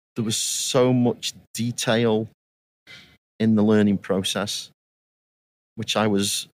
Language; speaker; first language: English; native; English